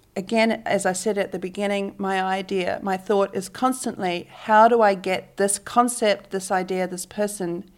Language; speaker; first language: English; native; English